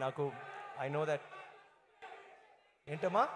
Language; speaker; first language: Telugu; non-native, learner; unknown